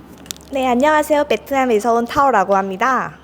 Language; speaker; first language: Korean; non-native, fluent; Vietnamese